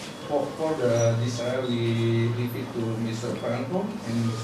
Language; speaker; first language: English; non-native, learner; Indonesian